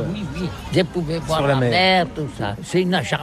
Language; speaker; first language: French; non-native, learner; Catalan